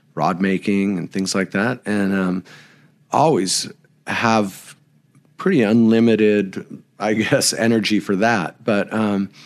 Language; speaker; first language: English; native; English